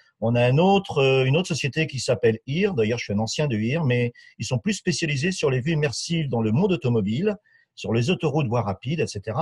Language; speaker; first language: French; native; French